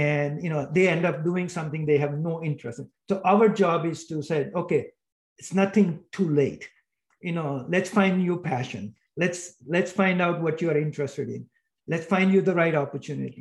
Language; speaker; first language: English; non-native, local second language; Gujarati